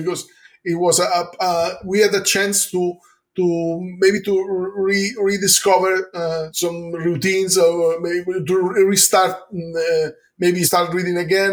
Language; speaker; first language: English; non-native, fluent; Italian